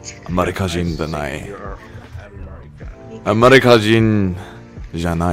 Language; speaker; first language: Japanese; non-native, learner; English